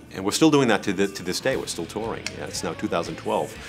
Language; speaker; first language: English; native; English